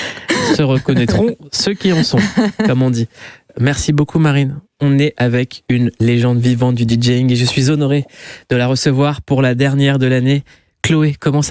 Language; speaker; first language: French; native; French